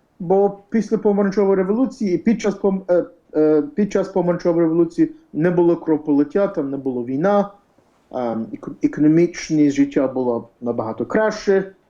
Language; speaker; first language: Ukrainian; early bilingual, heritage; Ukrainian